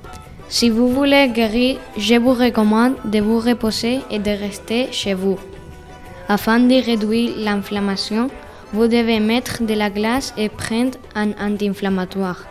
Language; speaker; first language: French; non-native, learner; Spanish